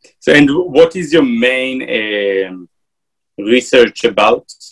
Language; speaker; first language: English; non-native, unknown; Hebrew